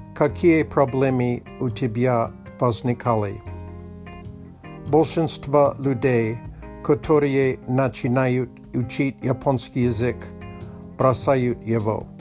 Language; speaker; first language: Russian; non-native, learner; Polish